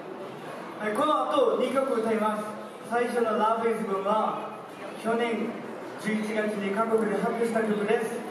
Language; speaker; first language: Japanese; non-native, learner; Korean